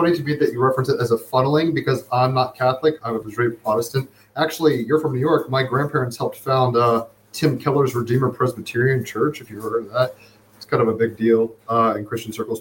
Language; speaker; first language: English; native; English